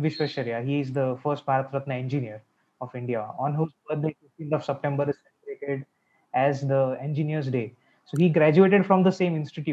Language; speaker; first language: English; non-native, local second language; Marathi